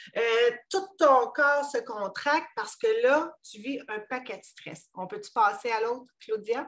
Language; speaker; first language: French; native; French